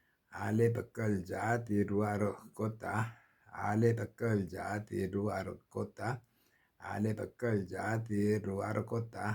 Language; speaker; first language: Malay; non-native, learner; Korean